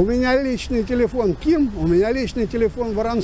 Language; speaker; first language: Russian; native; Russian